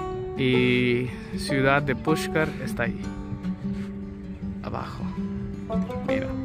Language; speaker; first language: Spanish; non-native, learner; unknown